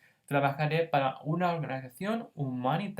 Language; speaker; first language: Spanish; non-native, fluent; English